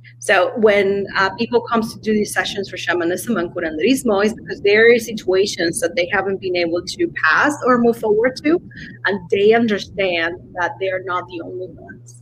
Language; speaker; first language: English; non-native, fluent; Spanish